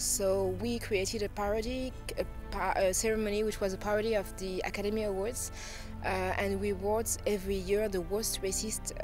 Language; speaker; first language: English; non-native, fluent; French